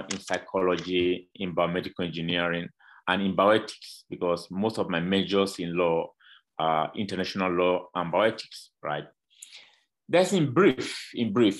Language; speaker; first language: English; non-native, local second language; Bini